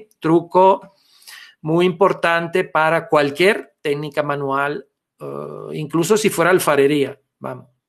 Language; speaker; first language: Spanish; non-native, fluent; Italian